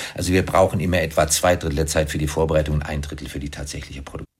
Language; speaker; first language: German; native; German